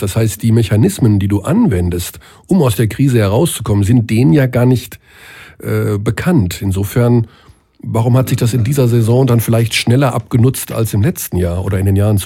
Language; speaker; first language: German; native; German